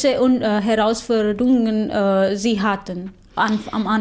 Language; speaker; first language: German; non-native, fluent; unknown